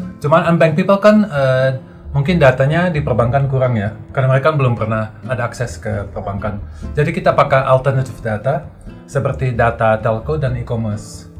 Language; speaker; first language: Indonesian; non-native, fluent; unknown